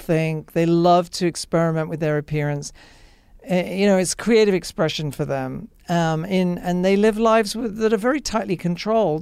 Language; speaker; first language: English; native; English